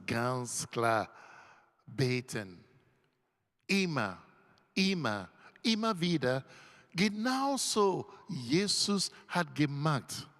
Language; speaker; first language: German; non-native, learner; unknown